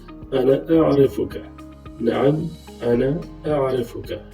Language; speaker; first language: Arabic; non-native, fluent; Urdu